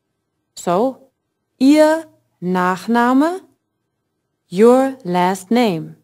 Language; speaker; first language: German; non-native, fluent; English